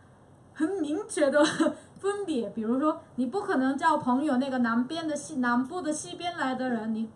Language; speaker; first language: Chinese; non-native, fluent; Korean